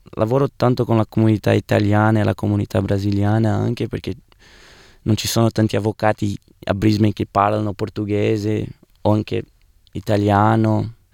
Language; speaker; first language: Italian; non-native, fluent; Portuguese